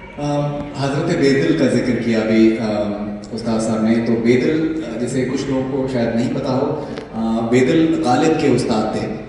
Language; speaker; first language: Urdu; native; Urdu